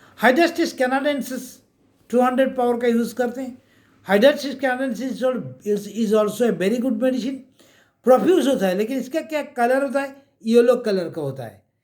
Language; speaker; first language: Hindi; non-native, local second language; Bangla